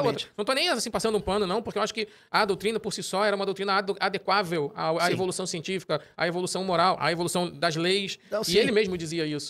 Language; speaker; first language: Portuguese; native; Portuguese